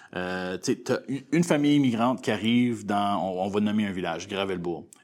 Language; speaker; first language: French; native; French